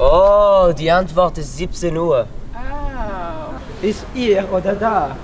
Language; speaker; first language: German; non-native, learner; French